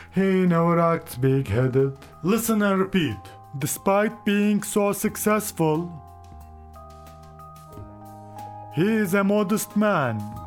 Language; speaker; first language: English; non-native, fluent; Turkish